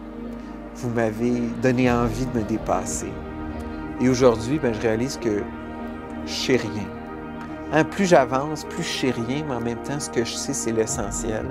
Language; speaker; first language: French; native; French